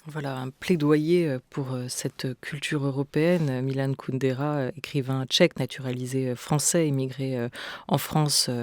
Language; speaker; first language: French; native; French